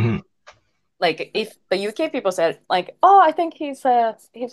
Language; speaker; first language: English; non-native, fluent; Japanese